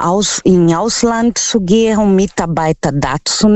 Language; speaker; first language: German; non-native, fluent; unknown